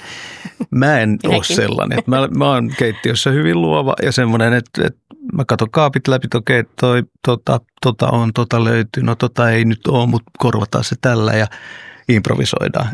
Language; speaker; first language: Finnish; early bilingual, other home language; Oromo